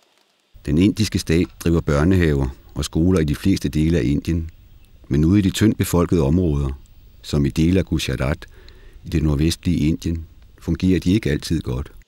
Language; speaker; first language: Danish; native; Danish